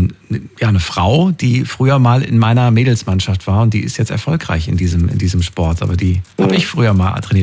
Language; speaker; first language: German; native; German